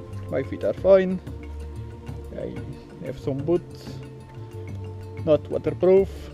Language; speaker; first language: English; non-native, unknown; Portuguese